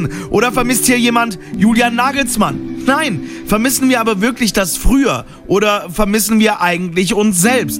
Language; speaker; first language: German; native; German